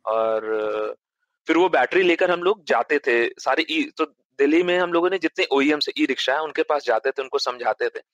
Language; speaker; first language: Hindi; native; Hindi